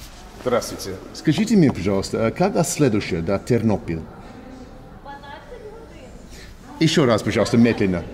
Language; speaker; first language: Russian; non-native, learner; English